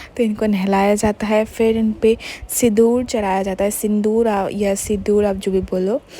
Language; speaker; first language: Hindi; non-native, local second language; Bangla